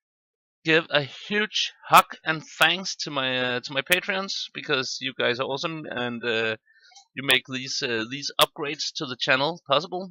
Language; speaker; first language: English; non-native, fluent; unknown